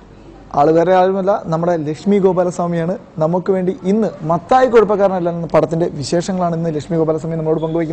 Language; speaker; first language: Malayalam; native; Malayalam